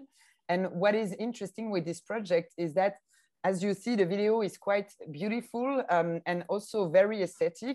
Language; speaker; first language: English; non-native, fluent; French